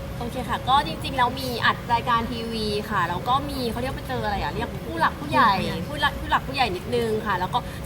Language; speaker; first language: Thai; native; Thai